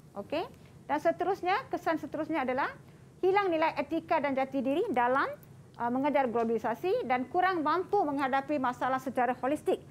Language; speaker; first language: Malay; non-native, local second language; Tamil